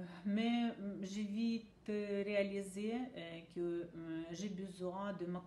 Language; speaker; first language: French; non-native, learner; Ukrainian